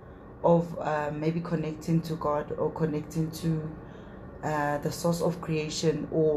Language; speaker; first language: English; non-native, local second language; Tswana